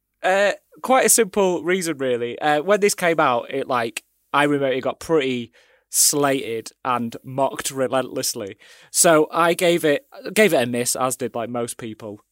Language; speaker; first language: English; native; English